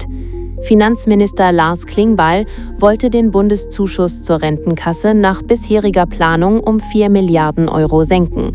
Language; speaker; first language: German; native; German